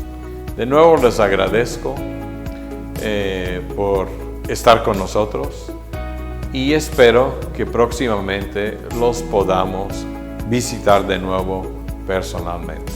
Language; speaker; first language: Spanish; non-native, fluent; Portuguese